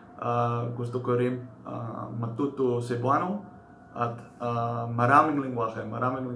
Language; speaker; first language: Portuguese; non-native, learner; Dutch